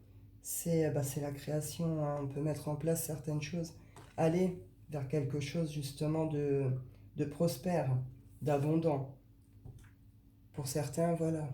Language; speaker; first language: French; native; French